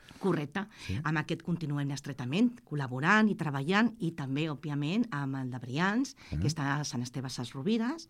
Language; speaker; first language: Catalan; native; Catalan